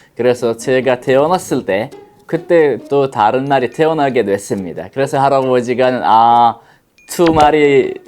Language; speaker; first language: Korean; non-native, fluent; Arabic